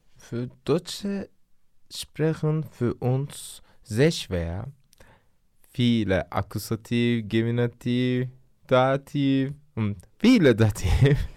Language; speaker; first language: German; non-native, learner; Turkish